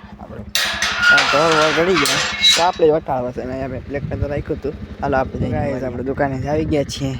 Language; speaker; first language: Gujarati; non-native, local second language; Kachhi